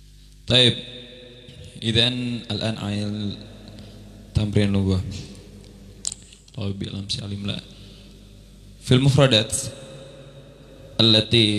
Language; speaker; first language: Arabic; non-native, fluent; Indonesian